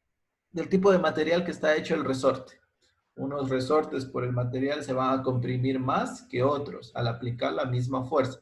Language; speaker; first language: Spanish; native; Spanish